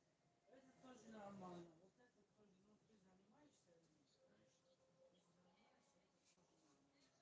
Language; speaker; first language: Russian; non-native, learner; Tajik